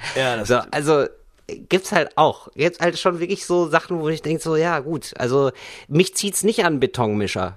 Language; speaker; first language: German; native; German